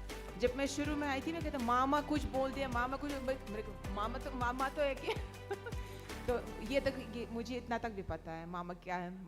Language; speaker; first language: Hindi; non-native, fluent; Russian